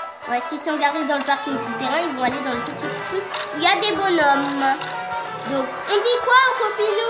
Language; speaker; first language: French; native; French